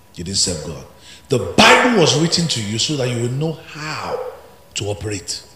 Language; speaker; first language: English; non-native, local second language; Yoruba